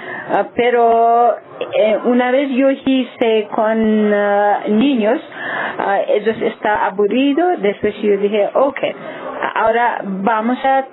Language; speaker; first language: Spanish; non-native, learner; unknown